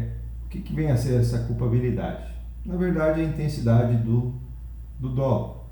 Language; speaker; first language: Portuguese; native; Portuguese